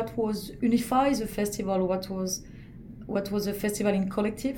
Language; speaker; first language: English; non-native, fluent; French